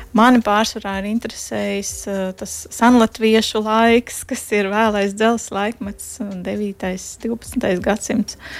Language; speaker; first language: Latvian; native; Latvian